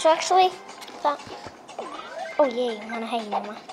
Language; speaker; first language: Welsh; native; Welsh